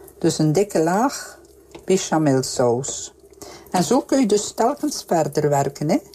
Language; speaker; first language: Dutch; native; Dutch